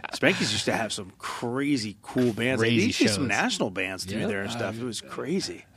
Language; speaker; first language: English; native; English